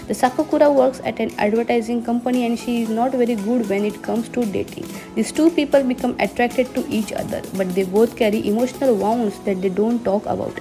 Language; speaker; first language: English; non-native, fluent; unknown